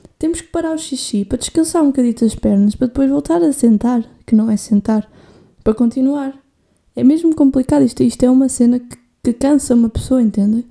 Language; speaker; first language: Portuguese; native; Portuguese